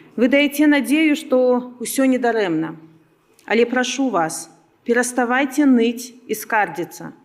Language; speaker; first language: Belarusian; non-native, local second language; Russian